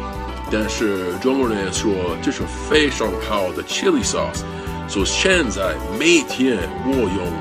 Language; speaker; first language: Chinese; non-native, learner; English